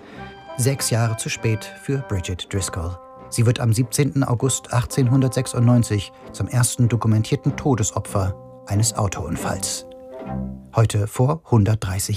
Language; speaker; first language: German; native; German